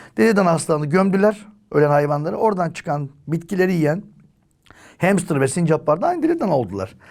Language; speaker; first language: Turkish; native; Turkish